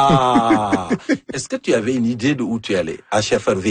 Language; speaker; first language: French; native; French